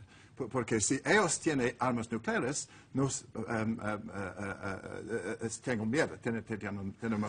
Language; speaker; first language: Spanish; non-native, learner; English